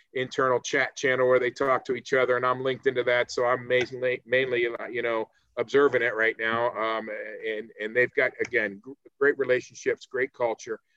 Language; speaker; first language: English; native; English